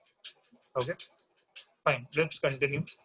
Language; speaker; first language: English; non-native, local second language; Hindi